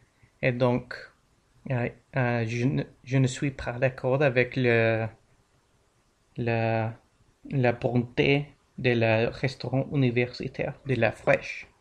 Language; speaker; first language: French; non-native, learner; English